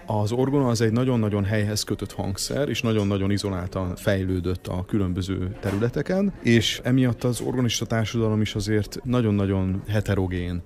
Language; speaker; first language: Hungarian; native; Hungarian